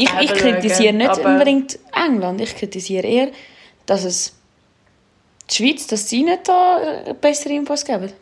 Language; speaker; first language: German; native; German